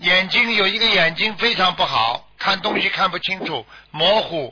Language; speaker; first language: Chinese; native; Chinese